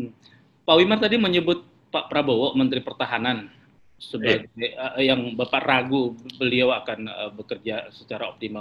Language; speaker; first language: Indonesian; native; Indonesian